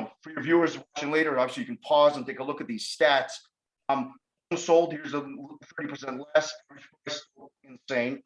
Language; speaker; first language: English; native; English